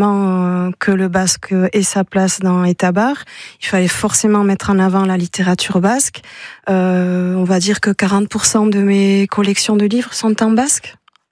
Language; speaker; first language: French; non-native, local second language; Basque